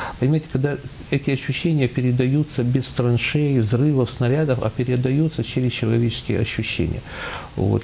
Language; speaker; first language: Russian; native; Russian